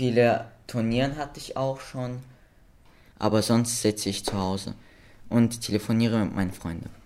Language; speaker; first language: German; early bilingual, other home language; Russian